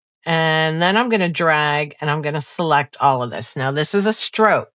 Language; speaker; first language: English; native; English